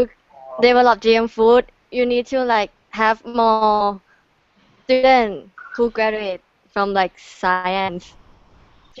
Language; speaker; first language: English; non-native, fluent; Thai